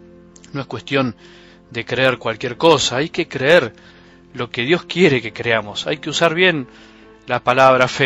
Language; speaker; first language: Spanish; native; Spanish